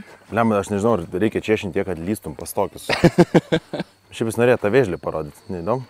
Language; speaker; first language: Lithuanian; native; Lithuanian